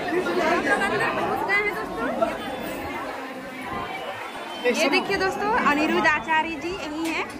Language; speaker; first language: Hindi; native; Hindi